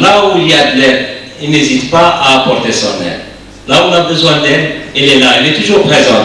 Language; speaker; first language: French; non-native, local second language; Arabic